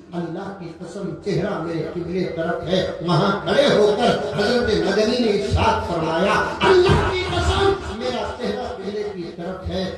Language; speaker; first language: Urdu; native; Urdu